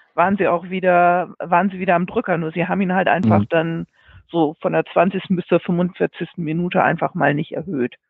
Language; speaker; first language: German; native; German